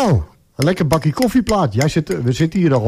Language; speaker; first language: Dutch; native; Dutch